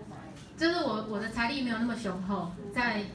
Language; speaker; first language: Chinese; native; Chinese